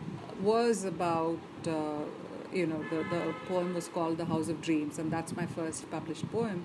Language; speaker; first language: English; non-native, local second language; Malayalam